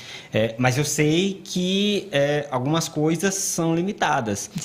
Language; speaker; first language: Portuguese; native; Portuguese